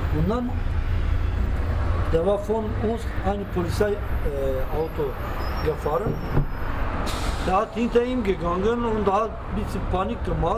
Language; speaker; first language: German; non-native, learner; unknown